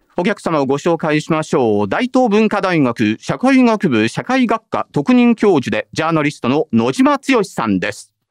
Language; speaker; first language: Japanese; native; Japanese